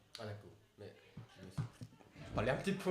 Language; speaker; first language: French; non-native, learner; Japanese